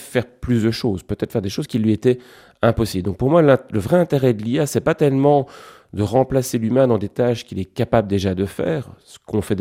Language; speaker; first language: French; native; French